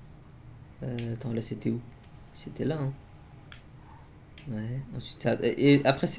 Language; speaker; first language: French; native; French